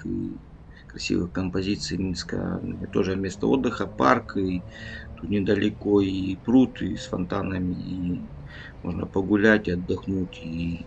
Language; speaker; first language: Russian; native; Russian